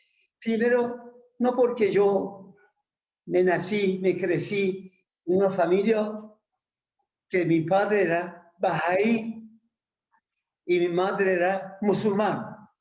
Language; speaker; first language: Spanish; non-native, learner; Persian